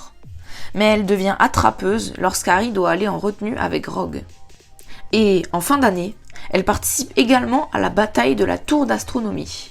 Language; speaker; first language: French; native; French